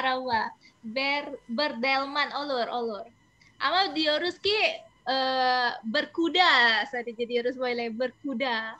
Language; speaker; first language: Turkish; non-native, fluent; Indonesian